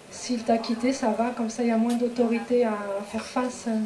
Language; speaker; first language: French; native; French